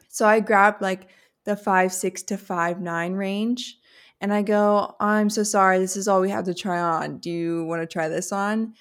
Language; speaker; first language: English; native; English